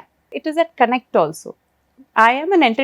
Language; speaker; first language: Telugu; non-native, fluent; Malayalam